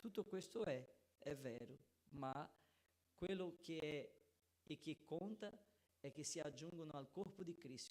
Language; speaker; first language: Italian; non-native, fluent; Portuguese